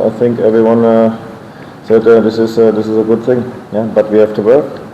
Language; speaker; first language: English; non-native, fluent; German